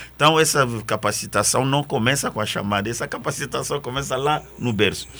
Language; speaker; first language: Portuguese; non-native, fluent; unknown